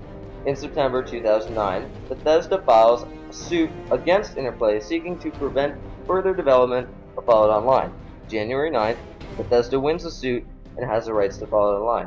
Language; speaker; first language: English; native; English